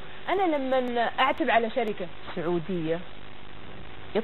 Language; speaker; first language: Arabic; native; Arabic